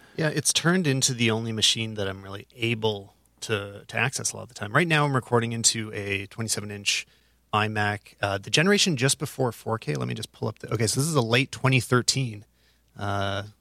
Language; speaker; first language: English; native; English